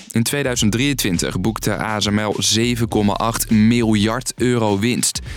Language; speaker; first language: Dutch; native; Dutch